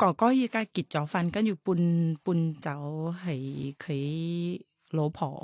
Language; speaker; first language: Cantonese; non-native, fluent; Thai